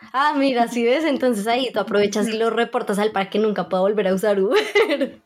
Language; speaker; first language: Spanish; native; Spanish